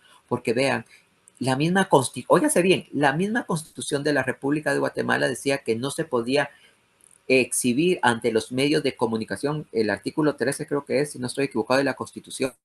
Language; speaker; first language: Spanish; native; Spanish